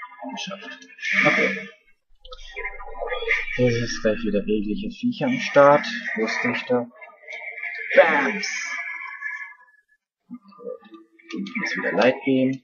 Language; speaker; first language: German; native; German